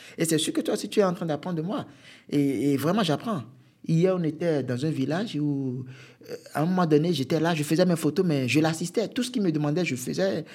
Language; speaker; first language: French; non-native, local second language; Fon